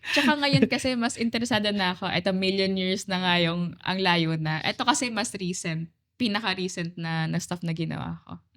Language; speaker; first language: Filipino; native; Filipino